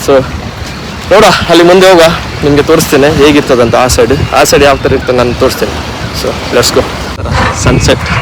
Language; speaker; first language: Kannada; native; Kannada